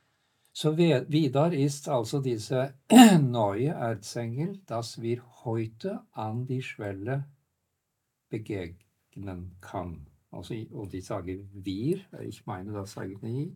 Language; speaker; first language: German; non-native, fluent; Norwegian